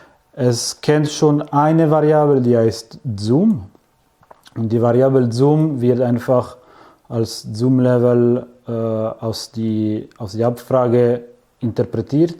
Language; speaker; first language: German; non-native, fluent; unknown